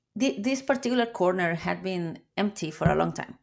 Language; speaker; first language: English; non-native, fluent; Spanish